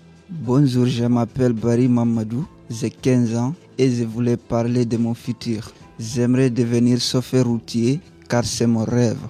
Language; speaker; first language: French; non-native, learner; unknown